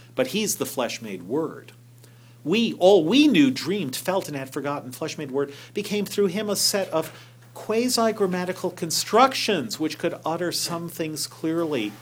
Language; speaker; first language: English; native; English